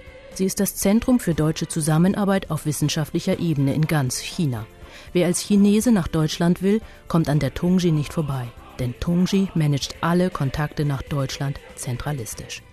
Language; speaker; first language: German; native; German